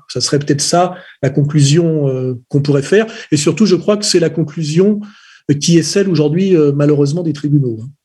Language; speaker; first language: French; native; French